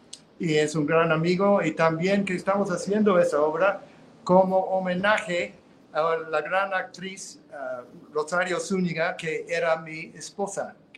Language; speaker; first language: Spanish; non-native, fluent; English